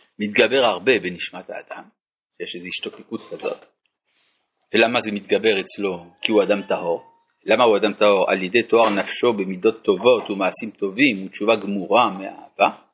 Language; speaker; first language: Hebrew; non-native, fluent; French